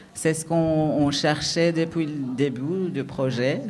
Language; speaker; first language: French; non-native, fluent; Persian